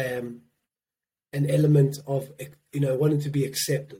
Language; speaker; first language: English; native; English